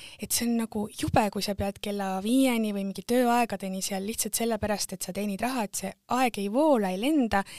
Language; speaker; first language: Estonian; native; Estonian